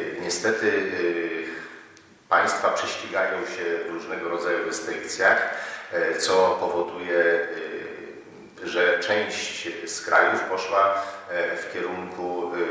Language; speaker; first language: Polish; native; Polish